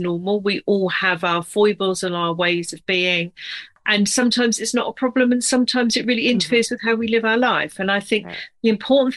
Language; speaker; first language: English; native; English